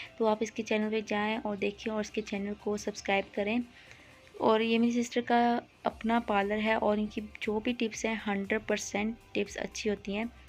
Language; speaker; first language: Hindi; non-native, local second language; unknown